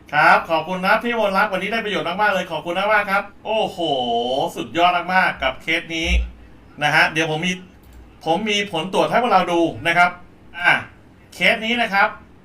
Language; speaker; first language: Thai; native; Thai